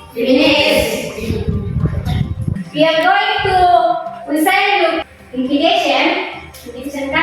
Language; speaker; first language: English; non-native, fluent; Indonesian